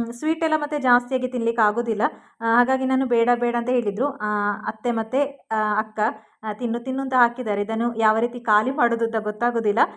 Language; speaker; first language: Kannada; native; Kannada